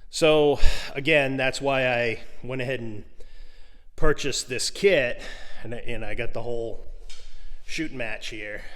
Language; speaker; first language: English; native; English